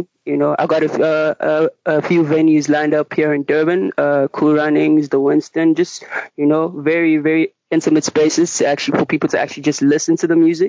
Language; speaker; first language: English; non-native, local second language; Zulu